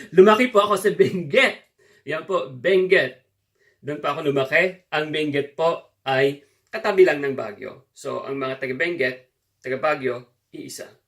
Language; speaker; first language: Filipino; non-native, local second language; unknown